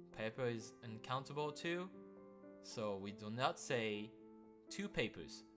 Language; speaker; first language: English; non-native, fluent; French